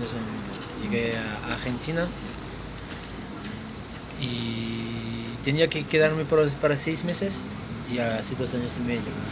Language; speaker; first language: Spanish; non-native, fluent; French